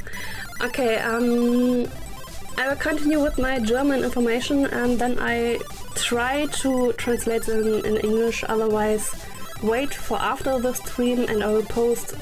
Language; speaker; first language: English; non-native, learner; German